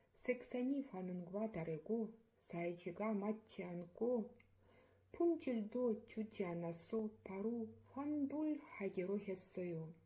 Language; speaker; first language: Korean; non-native, learner; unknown